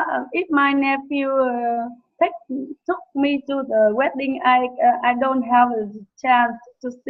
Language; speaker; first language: English; non-native, learner; Vietnamese